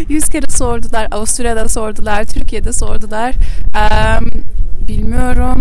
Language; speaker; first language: Turkish; early bilingual, heritage; German